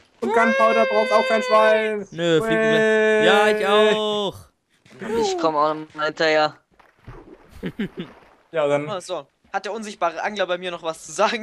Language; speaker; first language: German; native; German